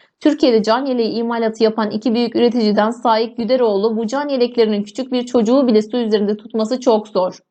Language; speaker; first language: Turkish; native; Turkish